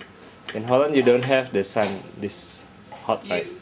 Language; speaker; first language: English; non-native, learner; Indonesian